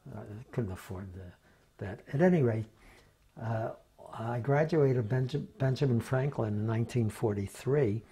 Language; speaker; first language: English; native; English